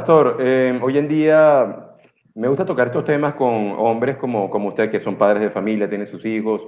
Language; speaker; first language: Spanish; native; Spanish